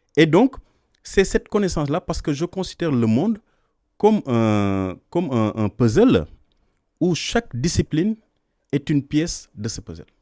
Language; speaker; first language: French; non-native, local second language; Wolof